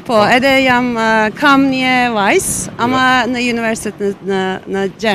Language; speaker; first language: Albanian; non-native, learner; Turkish